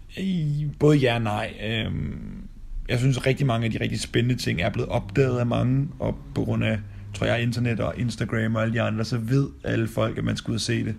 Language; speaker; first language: Danish; native; Danish